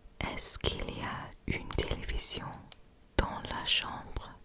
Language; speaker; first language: French; non-native, learner; English